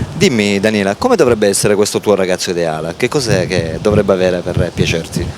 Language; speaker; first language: Italian; native; Italian